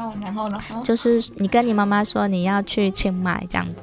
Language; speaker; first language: Chinese; native; Chinese